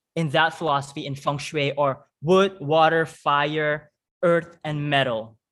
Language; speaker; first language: English; non-native, fluent; Dutch